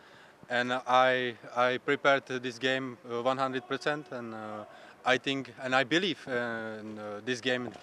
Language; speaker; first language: English; non-native, learner; Czech